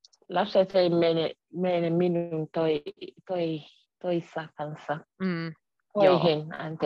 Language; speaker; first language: Finnish; non-native, learner; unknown